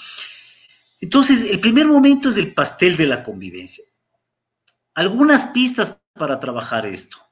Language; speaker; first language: Spanish; native; Spanish